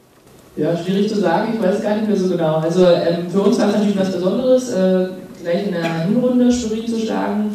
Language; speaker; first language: German; native; German